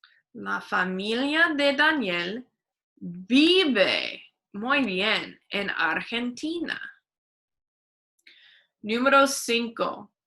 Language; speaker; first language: Spanish; non-native, fluent; English